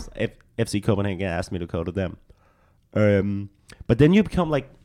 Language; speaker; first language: English; non-native, fluent; Danish